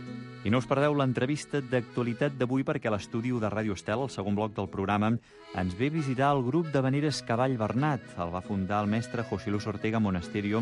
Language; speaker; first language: Catalan; native; Catalan